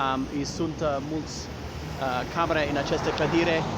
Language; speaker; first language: Romanian; non-native, learner; English